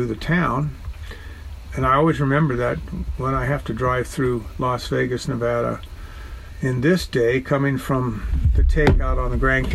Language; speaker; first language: English; native; English